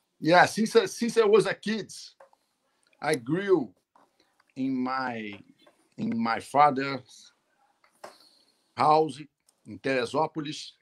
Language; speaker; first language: English; non-native, learner; Portuguese